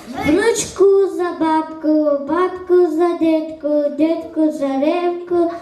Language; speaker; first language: Russian; non-native, learner; Uzbek